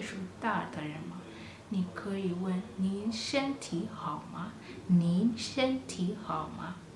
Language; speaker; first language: Chinese; non-native, fluent; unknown